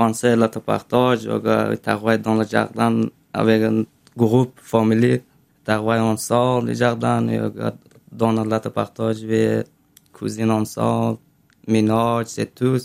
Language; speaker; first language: French; non-native, learner; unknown